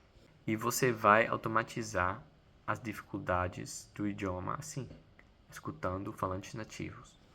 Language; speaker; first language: Portuguese; non-native, fluent; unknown